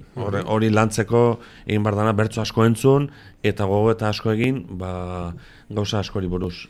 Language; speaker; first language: Basque; native; Basque